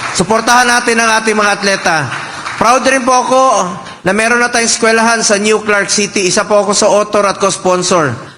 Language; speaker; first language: Filipino; non-native, local second language; Cebuano